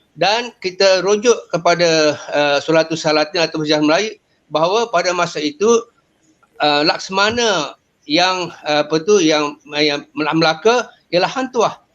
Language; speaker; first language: Malay; native; Malay